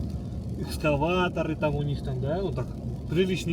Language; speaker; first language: Russian; native; Russian